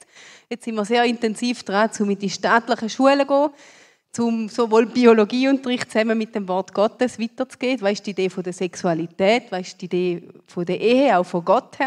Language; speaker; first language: German; native; German